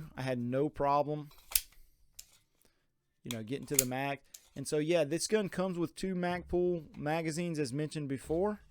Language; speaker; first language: English; native; English